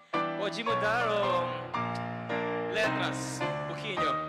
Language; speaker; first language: Portuguese; non-native, learner; Filipino